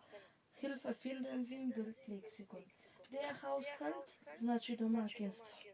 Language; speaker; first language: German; non-native, fluent; Macedonian